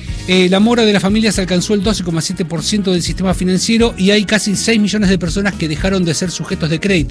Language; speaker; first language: Spanish; native; Spanish